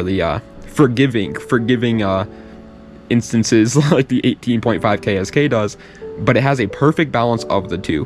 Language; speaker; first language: English; native; English